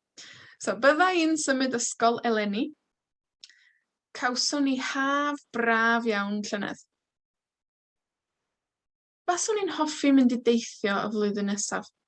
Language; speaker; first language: Welsh; non-native, fluent; Spanish